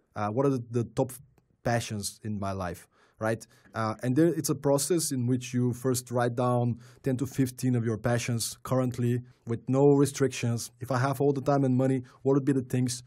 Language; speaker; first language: English; non-native, fluent; Bulgarian